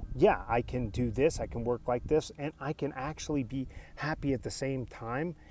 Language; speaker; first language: English; early bilingual, other home language; Spanish